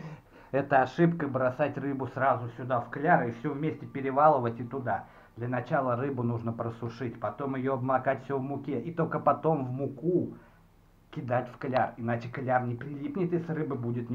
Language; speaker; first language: Russian; native; Russian